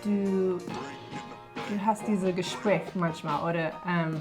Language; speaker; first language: German; non-native, learner; English